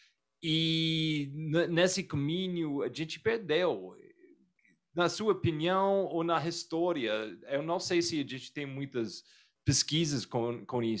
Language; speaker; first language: Portuguese; non-native, fluent; English